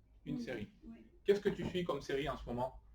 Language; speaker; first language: French; native; French